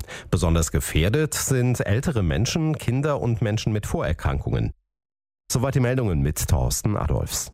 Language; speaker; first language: German; native; German